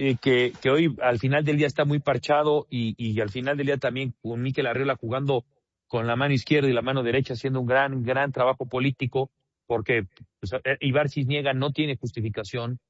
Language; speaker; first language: Spanish; native; Spanish